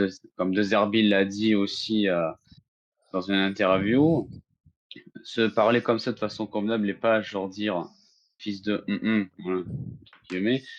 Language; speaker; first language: French; native; French